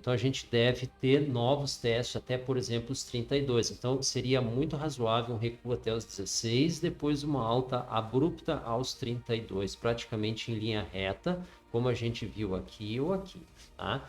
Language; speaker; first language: Portuguese; native; Portuguese